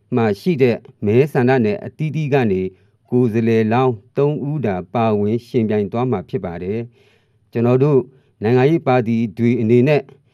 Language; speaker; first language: Burmese; non-native, local second language; Mon